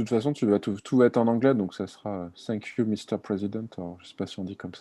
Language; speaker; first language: French; native; French